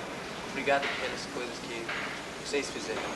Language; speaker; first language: Portuguese; non-native, learner; English